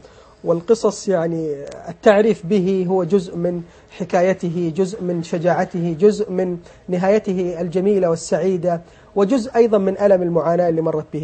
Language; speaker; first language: Arabic; native; Arabic